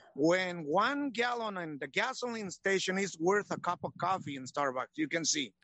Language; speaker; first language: English; non-native, learner; Spanish